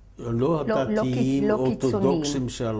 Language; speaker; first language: Hebrew; non-native, fluent; German